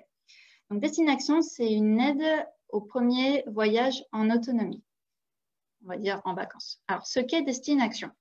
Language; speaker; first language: French; native; French